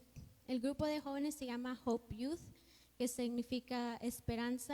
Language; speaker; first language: Spanish; native; Spanish